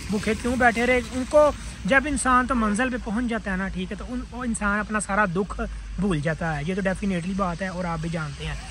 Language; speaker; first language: Urdu; non-native, local second language; Punjabi